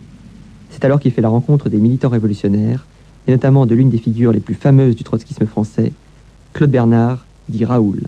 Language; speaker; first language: French; native; French